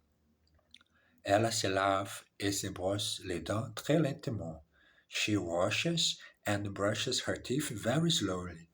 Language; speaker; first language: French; non-native, learner; English